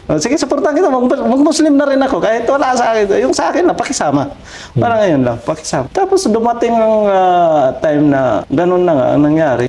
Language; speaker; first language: Filipino; non-native, local second language; Waray